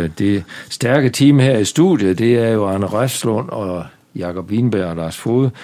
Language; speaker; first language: Danish; native; Danish